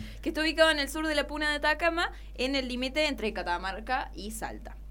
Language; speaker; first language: Spanish; native; Spanish